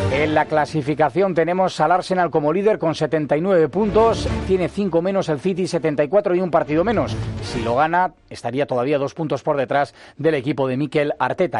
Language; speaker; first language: Spanish; native; Spanish